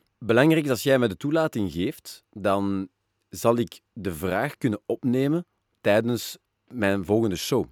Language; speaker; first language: Dutch; non-native, local second language; French